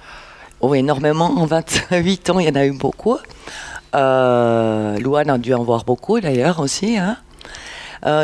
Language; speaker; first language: French; native; French